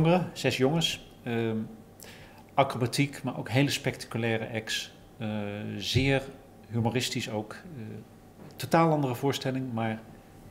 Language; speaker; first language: Dutch; native; Dutch